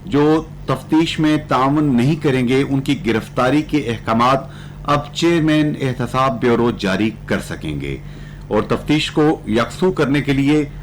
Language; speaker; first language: Urdu; non-native, local second language; Punjabi